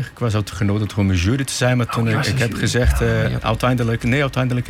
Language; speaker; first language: Dutch; non-native, fluent; Portuguese